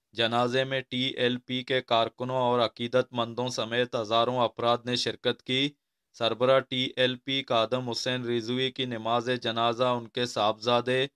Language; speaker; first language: Urdu; non-native, local second language; Baluchi